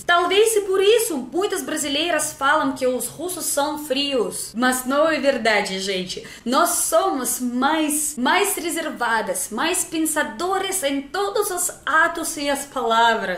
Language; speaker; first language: Portuguese; non-native, fluent; Russian